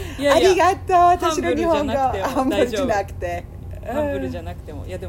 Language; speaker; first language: Japanese; non-native, learner; English